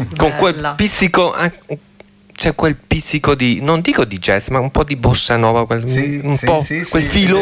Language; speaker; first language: Italian; native; Italian